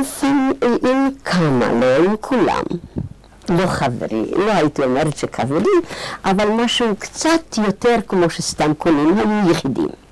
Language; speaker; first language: Hebrew; non-native, fluent; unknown